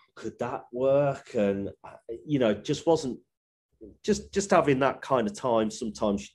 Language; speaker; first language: English; native; English